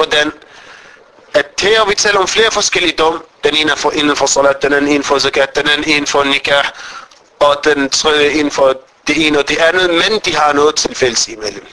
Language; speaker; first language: Danish; non-native, fluent; Arabic